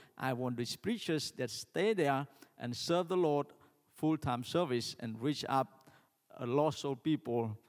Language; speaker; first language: English; non-native, learner; Khmer